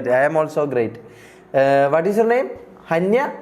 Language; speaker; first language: English; non-native, learner; Malayalam